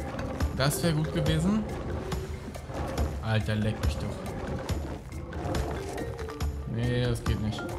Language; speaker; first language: German; native; German